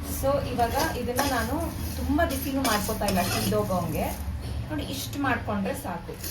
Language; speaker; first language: Kannada; non-native, local second language; Telugu